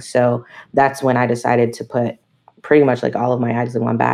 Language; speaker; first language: English; native; English